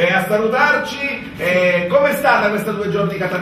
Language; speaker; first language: Italian; native; Italian